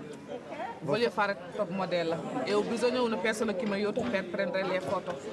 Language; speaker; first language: Italian; non-native, learner; Wolof